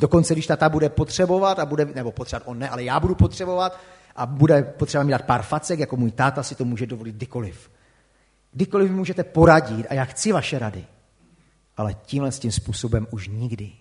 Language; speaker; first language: Czech; native; Czech